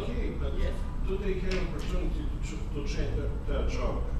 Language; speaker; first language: English; non-native, fluent; Serbian